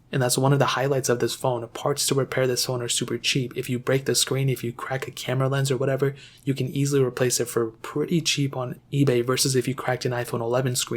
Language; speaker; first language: English; native; English